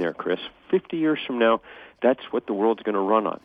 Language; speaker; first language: English; native; English